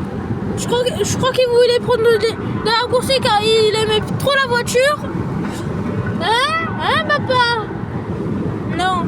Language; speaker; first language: French; early bilingual, other home language; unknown